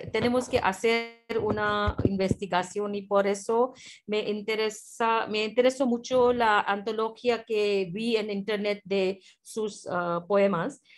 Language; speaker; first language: Spanish; non-native, fluent; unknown